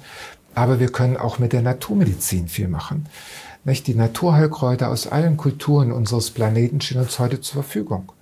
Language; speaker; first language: German; native; German